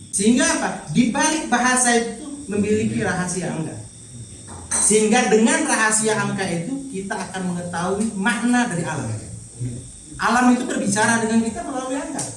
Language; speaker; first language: Indonesian; native; Indonesian